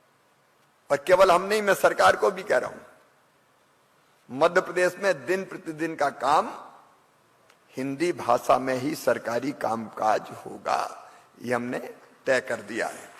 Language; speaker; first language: Hindi; native; Hindi